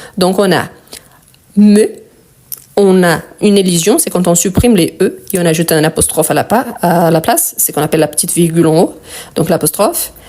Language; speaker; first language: French; non-native, fluent; Portuguese